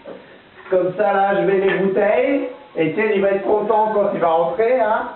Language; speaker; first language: French; native; French